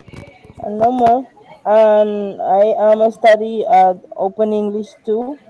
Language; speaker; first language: English; non-native, learner; Spanish